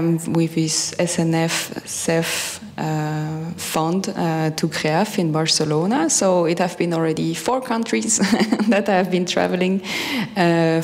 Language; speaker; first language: English; non-native, fluent; French